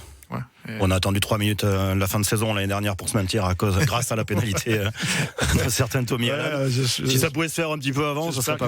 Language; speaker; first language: French; native; French